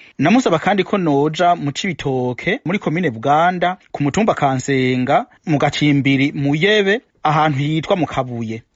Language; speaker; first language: Rundi; native; Rundi